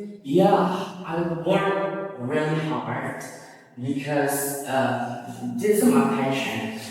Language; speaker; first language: English; non-native, fluent; Indonesian